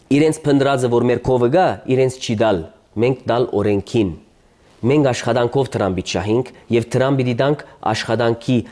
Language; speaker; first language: Armenian; early bilingual, heritage; Armenian